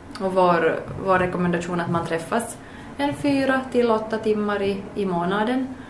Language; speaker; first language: Swedish; native; Swedish